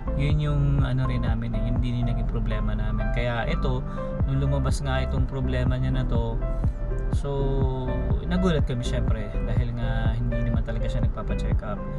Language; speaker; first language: Filipino; native; Filipino